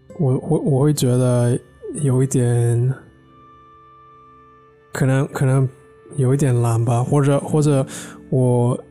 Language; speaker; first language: Chinese; non-native, fluent; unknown